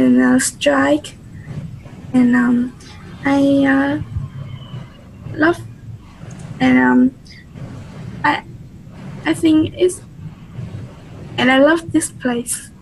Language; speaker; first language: English; non-native, learner; Vietnamese